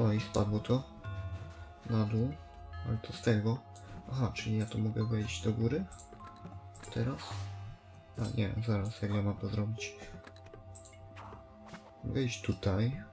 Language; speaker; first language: Polish; native; Polish